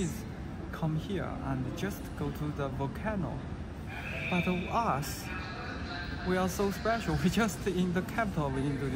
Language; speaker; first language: English; non-native, learner; Chinese